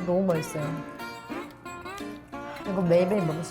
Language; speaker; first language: Korean; non-native, fluent; Portuguese